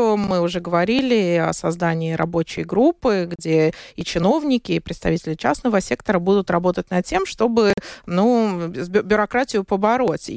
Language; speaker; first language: Russian; native; Russian